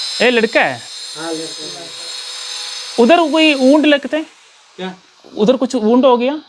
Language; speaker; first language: Hindi; non-native, local second language; Malayalam